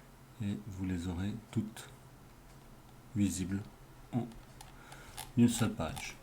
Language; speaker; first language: French; native; French